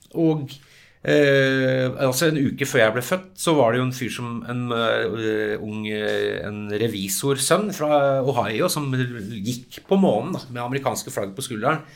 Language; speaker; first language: Norwegian; early bilingual, other home language; English